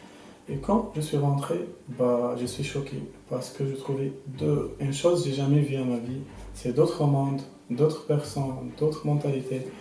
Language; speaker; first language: French; non-native, local second language; Arabic